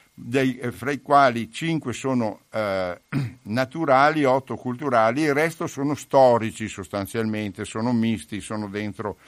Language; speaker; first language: Italian; native; Italian